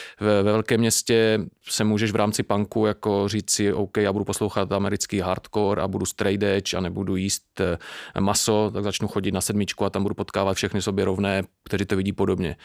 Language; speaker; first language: Czech; native; Czech